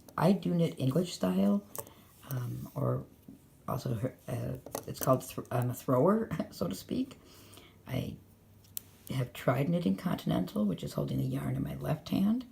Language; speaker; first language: English; native; English